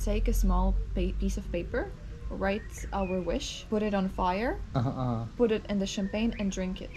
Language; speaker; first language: English; non-native, fluent; Latvian